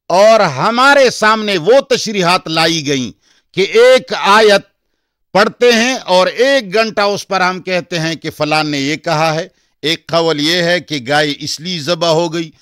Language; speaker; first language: Urdu; non-native, local second language; Pashto